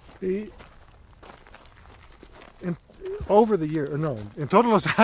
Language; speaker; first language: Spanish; non-native, learner; Greek